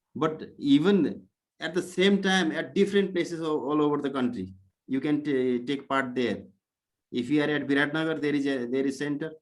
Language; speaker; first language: English; non-native, local second language; Nepali